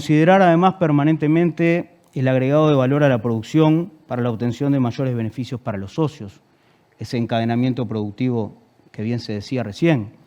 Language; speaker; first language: Spanish; native; Spanish